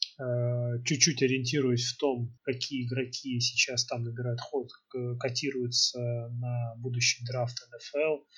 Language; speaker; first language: Russian; native; Russian